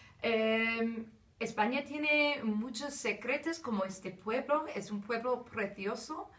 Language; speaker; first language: Spanish; non-native, fluent; English